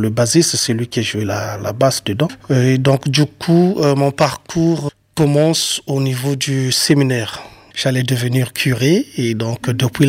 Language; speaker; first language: French; non-native, local second language; Kongo